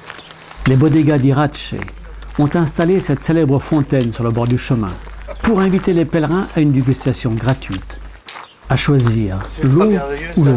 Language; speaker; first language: French; native; French